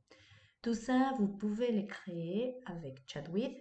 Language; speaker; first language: French; non-native, fluent; Spanish